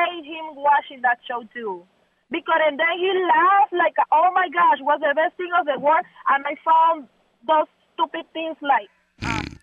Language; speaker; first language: English; non-native, learner; Spanish